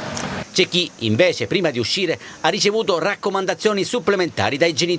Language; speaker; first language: Italian; native; Italian